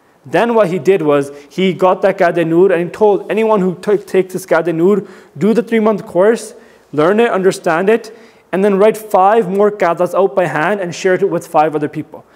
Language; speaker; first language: English; native; English